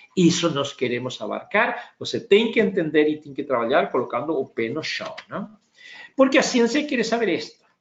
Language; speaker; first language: Portuguese; non-native, fluent; Spanish